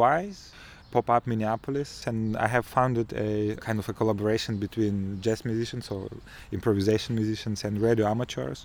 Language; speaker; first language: English; non-native, fluent; Ukrainian